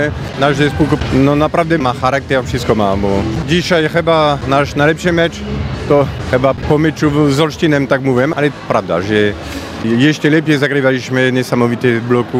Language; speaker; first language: Polish; non-native, fluent; French